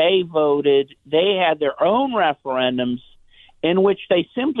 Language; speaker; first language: English; native; English